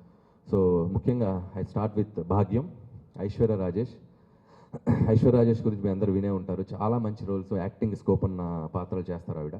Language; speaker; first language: Telugu; native; Telugu